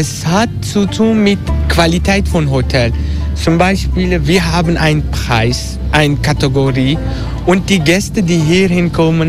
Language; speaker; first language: German; non-native, learner; Turkish